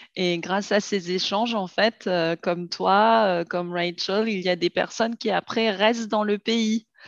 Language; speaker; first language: French; native; French